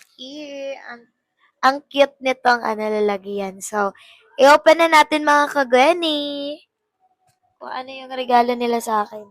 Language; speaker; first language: Filipino; native; Filipino